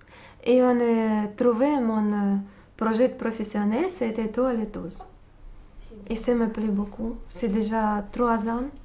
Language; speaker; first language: French; non-native, learner; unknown